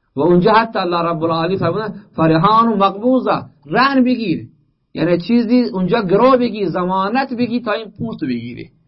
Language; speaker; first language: Persian; native; Persian